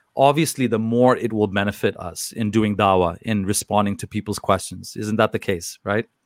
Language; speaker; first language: English; native; English